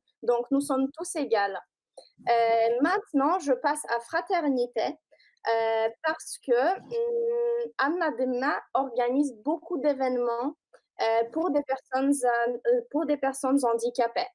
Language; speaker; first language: French; non-native, learner; Polish